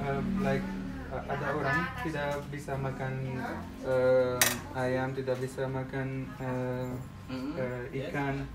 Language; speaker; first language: Indonesian; non-native, learner; Arabic